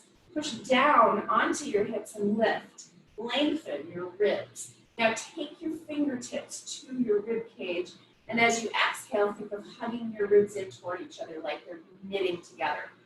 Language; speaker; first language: English; native; English